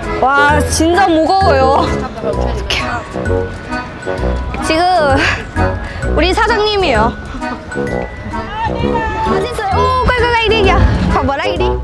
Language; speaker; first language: Korean; non-native, learner; Vietnamese